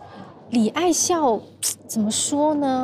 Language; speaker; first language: Chinese; native; Chinese